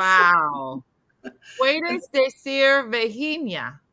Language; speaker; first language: Spanish; non-native, learner; English